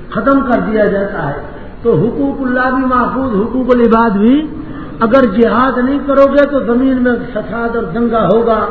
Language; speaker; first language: Urdu; non-native, local second language; Pashto